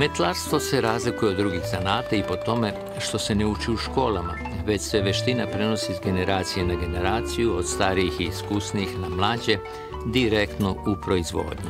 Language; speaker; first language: Serbian; native; Serbian